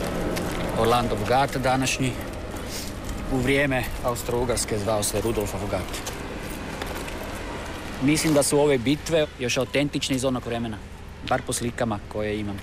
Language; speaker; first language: Serbian; native; Serbian